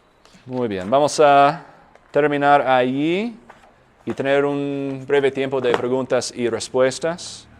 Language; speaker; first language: Spanish; non-native, fluent; English